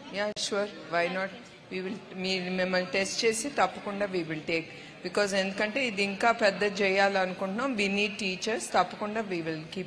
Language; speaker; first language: Telugu; native; Telugu